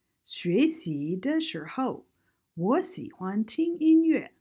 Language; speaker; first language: Chinese; non-native, fluent; English